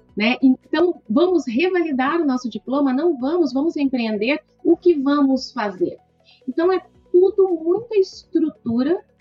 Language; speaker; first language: Portuguese; native; Portuguese